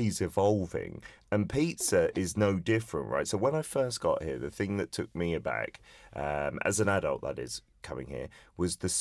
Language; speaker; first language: English; native; English